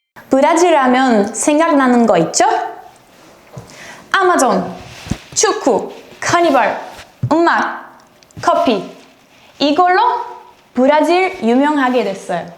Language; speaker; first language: Korean; non-native, fluent; Portuguese